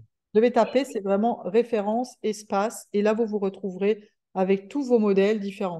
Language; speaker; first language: French; native; French